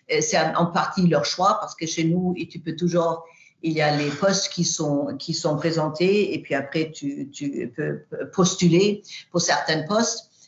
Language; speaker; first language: French; non-native, fluent; Swedish